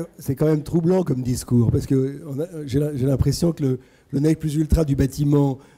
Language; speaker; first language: French; native; French